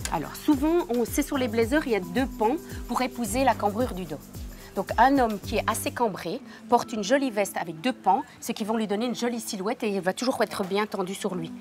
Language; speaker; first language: French; native; French